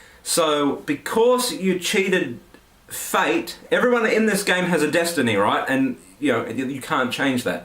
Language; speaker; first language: English; native; English